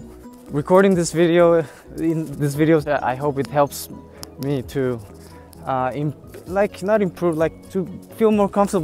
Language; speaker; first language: English; non-native, fluent; Spanish